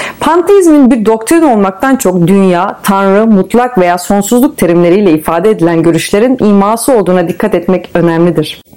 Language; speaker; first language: Turkish; native; Turkish